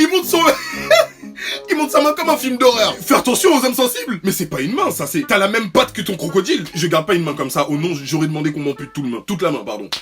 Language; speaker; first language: French; native; French